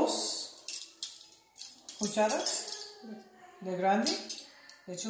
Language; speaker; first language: Spanish; non-native, learner; English